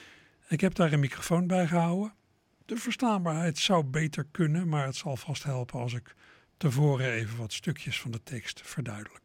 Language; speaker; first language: Dutch; native; Dutch